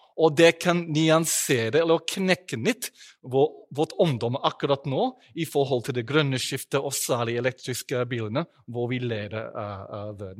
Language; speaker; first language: Norwegian; non-native, fluent; English